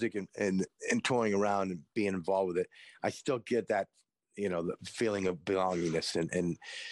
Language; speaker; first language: English; native; English